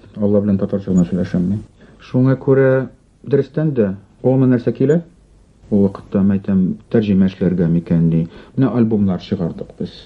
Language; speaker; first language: Tatar; non-native, local second language; Russian